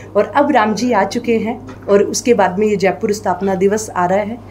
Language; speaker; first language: Hindi; native; Hindi